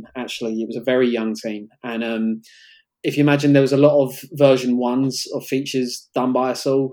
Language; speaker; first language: English; native; English